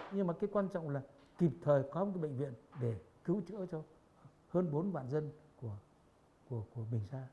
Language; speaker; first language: Vietnamese; native; Vietnamese